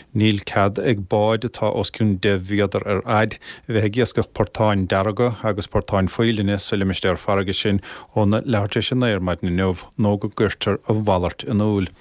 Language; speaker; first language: Irish; native; Irish